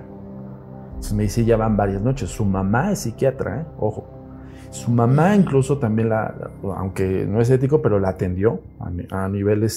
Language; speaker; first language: Spanish; native; Spanish